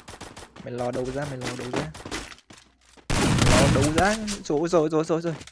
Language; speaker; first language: Vietnamese; native; Vietnamese